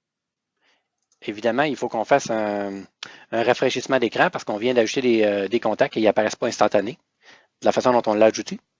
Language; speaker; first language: French; native; French